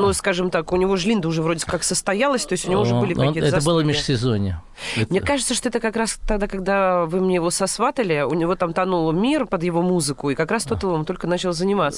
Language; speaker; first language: Russian; native; Russian